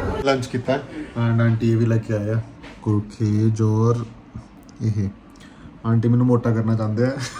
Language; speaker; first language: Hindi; non-native, local second language; Punjabi